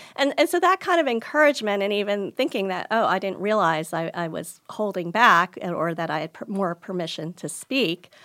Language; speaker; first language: English; early bilingual, other home language; Gujarati